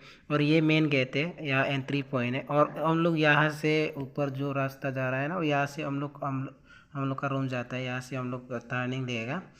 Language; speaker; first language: Hindi; non-native, local second language; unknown